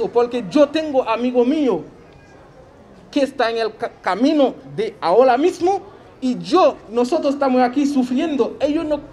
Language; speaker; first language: Spanish; non-native, learner; Haitian Creole